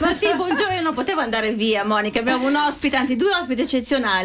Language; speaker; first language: Italian; native; Italian